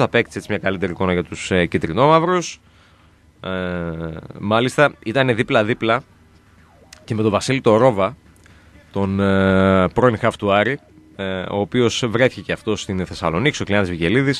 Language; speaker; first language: Greek; native; Greek